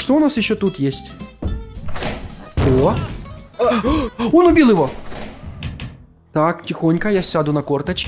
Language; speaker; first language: Russian; native; Russian